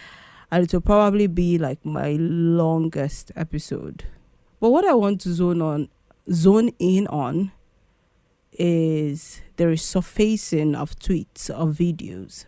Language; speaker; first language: English; non-native, local second language; Igbo